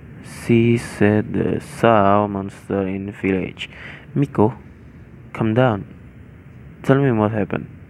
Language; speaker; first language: English; non-native, learner; Indonesian